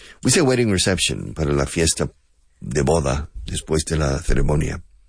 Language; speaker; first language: Spanish; non-native, fluent; English